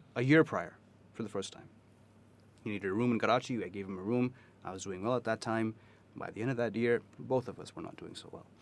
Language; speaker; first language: English; native; English